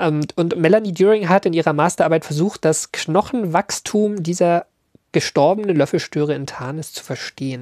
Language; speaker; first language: German; native; German